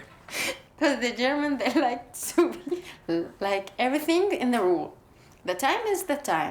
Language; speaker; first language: English; non-native, learner; Arabic